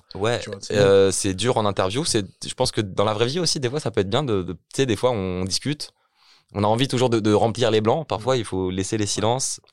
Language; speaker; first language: French; native; French